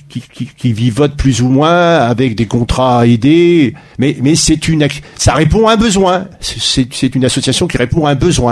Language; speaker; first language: French; native; French